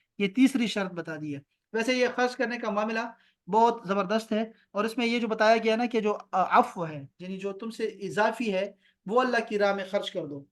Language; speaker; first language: Urdu; non-native, local second language; Pashto